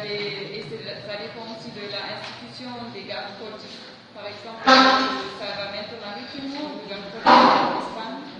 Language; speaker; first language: French; non-native, fluent; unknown